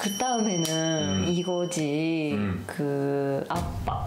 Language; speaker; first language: Korean; non-native, learner; Japanese